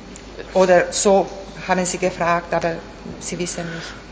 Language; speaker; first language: German; non-native, fluent; Italian